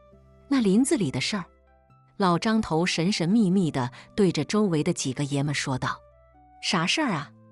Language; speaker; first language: Chinese; native; Chinese